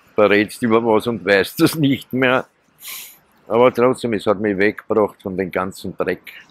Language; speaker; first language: German; native; German